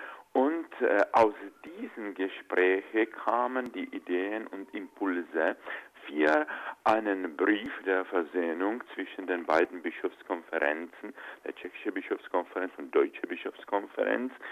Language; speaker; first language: German; non-native, fluent; Czech